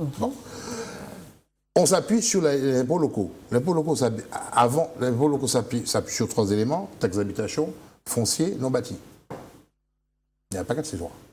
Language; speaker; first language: French; native; French